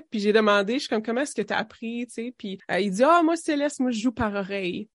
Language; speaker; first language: French; native; French